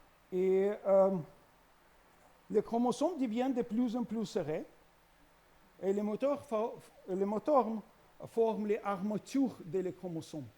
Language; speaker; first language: French; non-native, learner; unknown